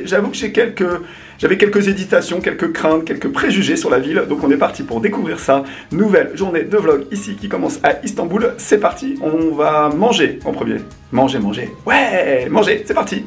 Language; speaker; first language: French; native; French